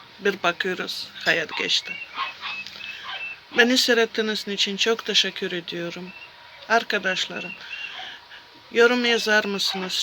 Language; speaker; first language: Turkish; non-native, learner; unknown